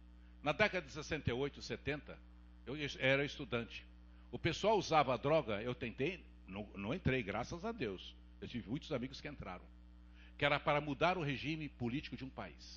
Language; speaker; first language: Portuguese; native; Portuguese